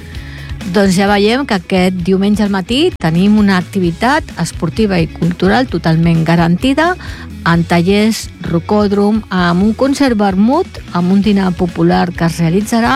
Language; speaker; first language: Catalan; native; Catalan